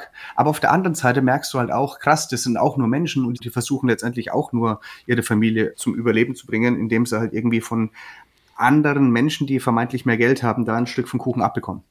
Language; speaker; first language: German; native; German